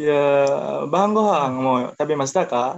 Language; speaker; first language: Japanese; non-native, learner; Indonesian